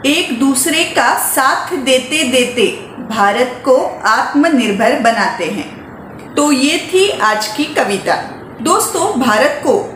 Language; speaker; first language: Hindi; non-native, local second language; Marathi